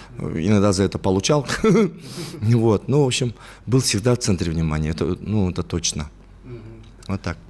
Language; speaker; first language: Russian; non-native, local second language; Yakut